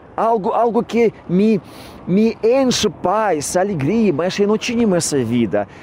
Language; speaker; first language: Portuguese; non-native, learner; Russian